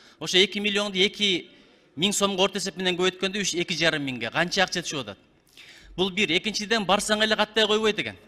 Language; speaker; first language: Kyrgyz; native; Kyrgyz